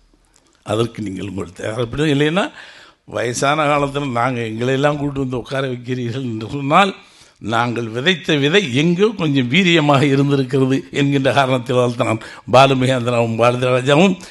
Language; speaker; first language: Tamil; native; Tamil